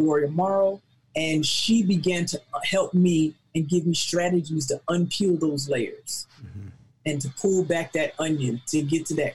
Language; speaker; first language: English; native; English